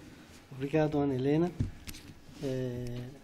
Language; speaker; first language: Portuguese; non-native, fluent; Turkish